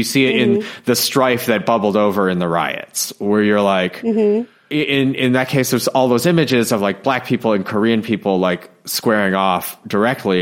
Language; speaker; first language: English; native; English